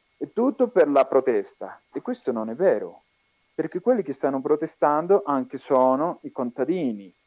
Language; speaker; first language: Italian; non-native, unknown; Spanish